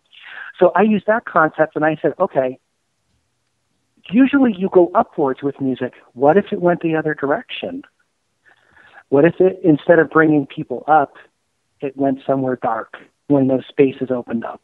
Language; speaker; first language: English; native; English